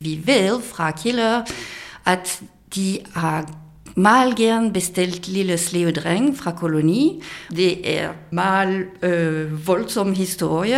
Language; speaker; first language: Danish; non-native, fluent; French